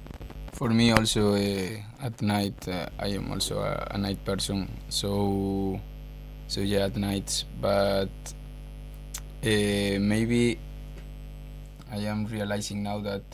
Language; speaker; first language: English; non-native, fluent; Spanish